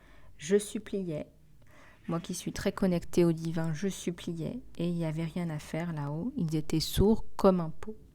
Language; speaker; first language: French; native; French